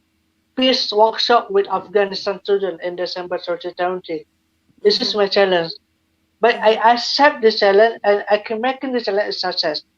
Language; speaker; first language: English; non-native, learner; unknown